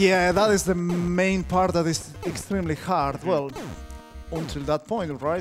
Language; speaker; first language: English; non-native, fluent; Spanish